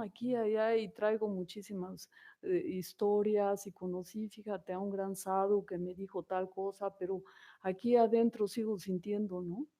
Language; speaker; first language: Spanish; native; Spanish